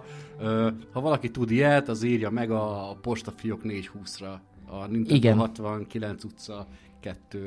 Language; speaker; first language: Hungarian; native; Hungarian